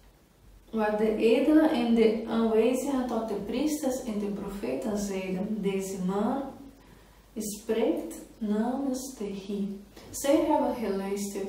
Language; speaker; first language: Dutch; non-native, fluent; Portuguese